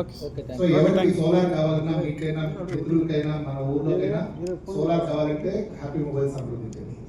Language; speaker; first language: Telugu; native; Telugu